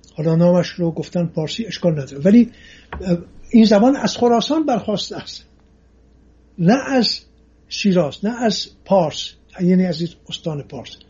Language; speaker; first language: Persian; non-native, local second language; Assyrian Neo-Aramaic